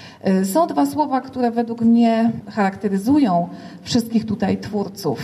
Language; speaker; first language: Polish; native; Polish